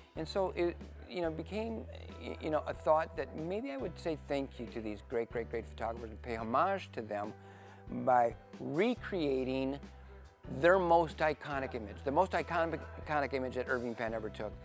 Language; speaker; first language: English; native; English